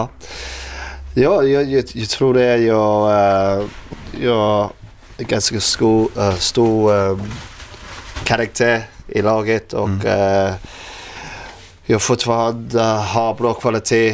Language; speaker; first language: Swedish; non-native, learner; English